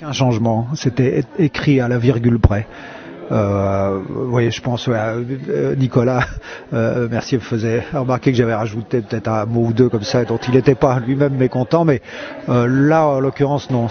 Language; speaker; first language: French; native; French